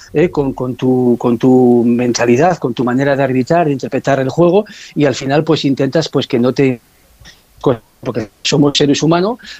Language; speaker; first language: Spanish; native; Spanish